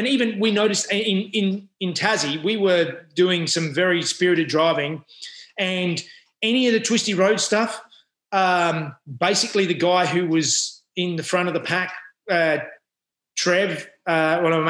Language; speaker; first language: English; native; English